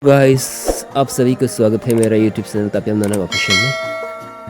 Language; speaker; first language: Hindi; non-native, local second language; Mising